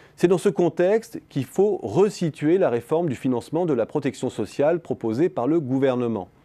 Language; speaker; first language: French; native; French